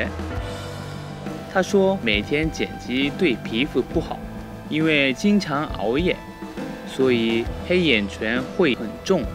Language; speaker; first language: Chinese; native; Chinese